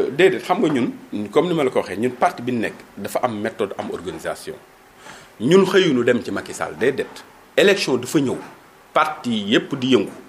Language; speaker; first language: Wolof; native; Wolof